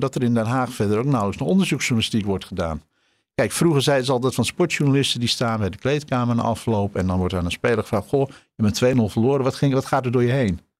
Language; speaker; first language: Dutch; native; Dutch